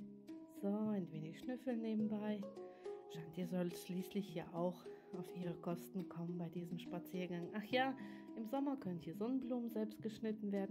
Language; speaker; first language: German; native; German